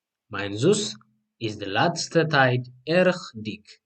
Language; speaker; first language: Dutch; non-native, fluent; Tigrinya